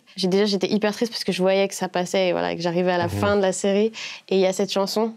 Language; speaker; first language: French; native; French